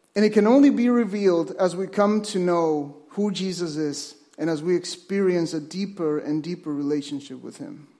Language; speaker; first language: English; non-native, fluent; Spanish